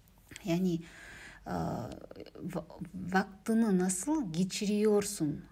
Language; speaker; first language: Turkish; non-native, learner; Kazakh